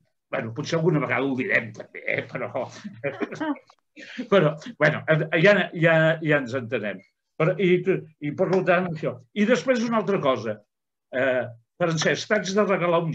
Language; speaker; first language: Catalan; native; Catalan